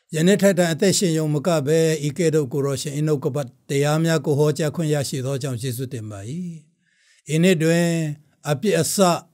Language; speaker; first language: Burmese; non-native, local second language; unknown